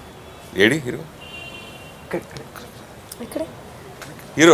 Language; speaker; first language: Telugu; native; Telugu